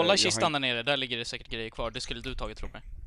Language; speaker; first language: Swedish; native; Swedish